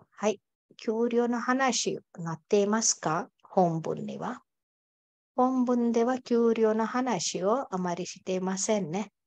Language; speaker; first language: Japanese; non-native, fluent; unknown